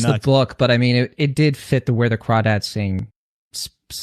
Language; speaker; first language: English; native; English